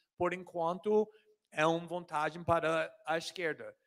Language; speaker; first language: Portuguese; non-native, fluent; English